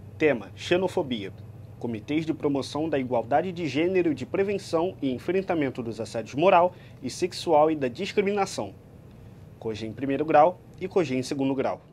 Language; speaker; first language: Portuguese; native; Portuguese